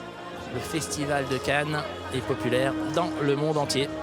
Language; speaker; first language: French; native; French